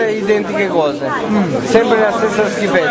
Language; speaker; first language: Italian; non-native, fluent; Albanian